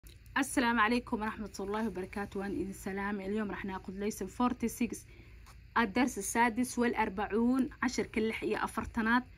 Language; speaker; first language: Arabic; non-native, local second language; Somali